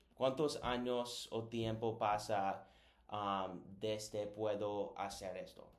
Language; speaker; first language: Spanish; non-native, learner; English